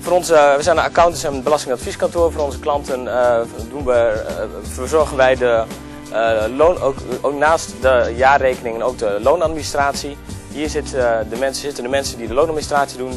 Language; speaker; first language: Dutch; native; Dutch